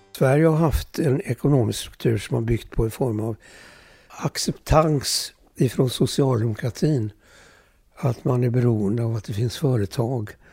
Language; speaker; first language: Swedish; early bilingual, other home language; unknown